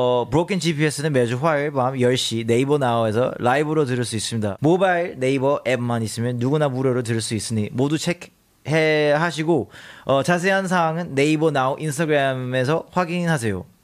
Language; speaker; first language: Korean; early bilingual, other home language; English